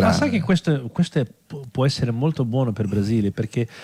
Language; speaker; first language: Italian; non-native, fluent; Portuguese